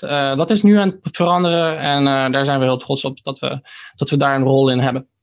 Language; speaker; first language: Dutch; early bilingual, heritage; Dutch